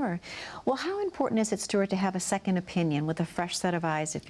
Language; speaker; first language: English; native; English